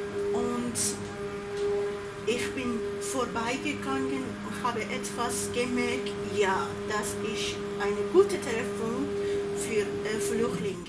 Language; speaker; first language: German; non-native, learner; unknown